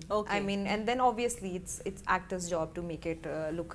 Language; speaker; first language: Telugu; non-native, learner; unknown